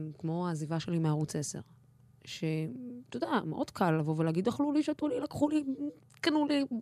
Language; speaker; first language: Hebrew; non-native, local second language; Arabic